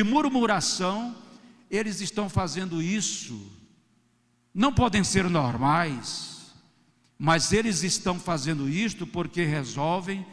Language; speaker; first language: Portuguese; native; Portuguese